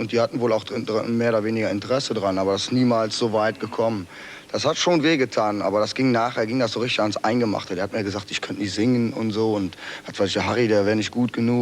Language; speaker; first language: German; native; German